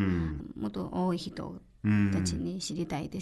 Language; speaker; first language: Japanese; non-native, learner; Chinese